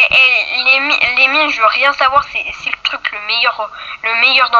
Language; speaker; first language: French; native; French